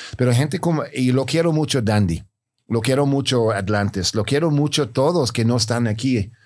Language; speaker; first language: Spanish; non-native, fluent; English